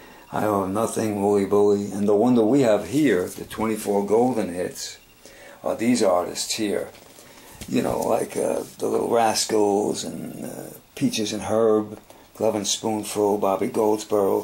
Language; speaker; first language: English; native; English